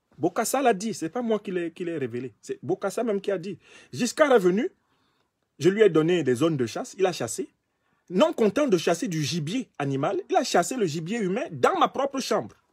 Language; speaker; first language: French; non-native, local second language; Basaa